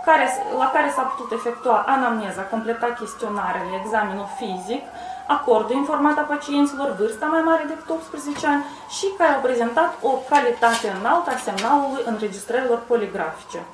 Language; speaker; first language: Romanian; native; Romanian